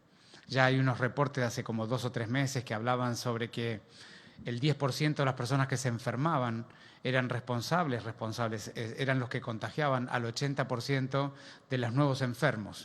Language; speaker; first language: Spanish; native; Spanish